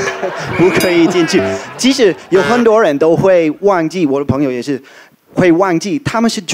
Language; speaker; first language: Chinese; non-native, fluent; English